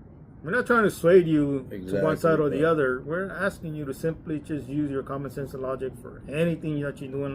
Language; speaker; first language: English; native; English